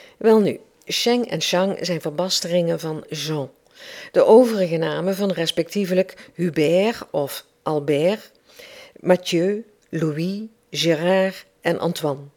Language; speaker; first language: Dutch; native; Dutch